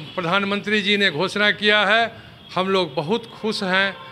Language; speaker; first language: Hindi; native; Hindi